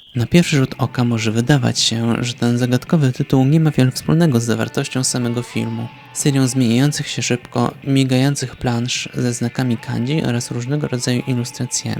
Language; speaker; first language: Polish; native; Polish